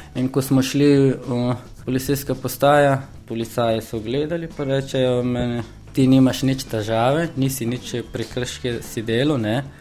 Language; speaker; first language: Slovenian; non-native, learner; Persian